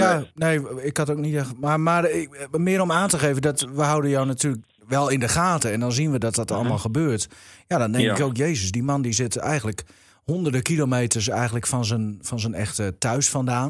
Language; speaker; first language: Dutch; native; Dutch